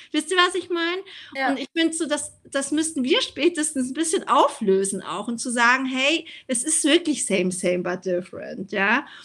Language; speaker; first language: German; early bilingual, other home language; Vietnamese